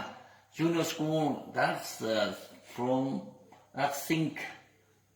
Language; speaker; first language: English; non-native, learner; Vietnamese